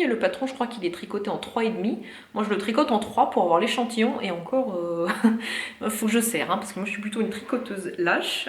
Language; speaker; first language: French; native; French